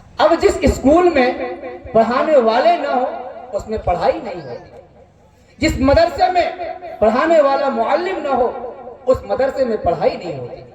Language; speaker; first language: Urdu; native; Urdu